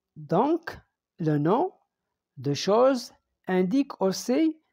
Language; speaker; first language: French; non-native, local second language; Arabic